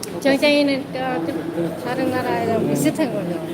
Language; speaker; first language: Korean; non-native, learner; Vietnamese